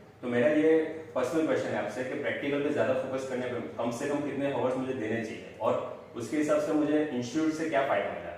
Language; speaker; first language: Hindi; native; Hindi